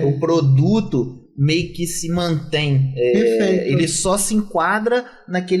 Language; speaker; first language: Portuguese; native; Portuguese